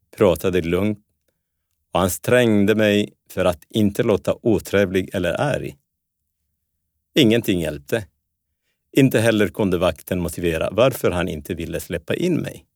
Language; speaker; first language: Swedish; early bilingual, other home language; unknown